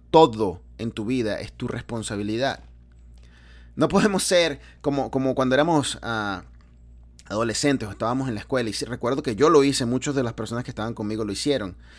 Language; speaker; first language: Spanish; native; Spanish